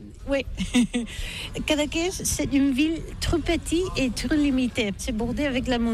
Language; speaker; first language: French; non-native, learner; Catalan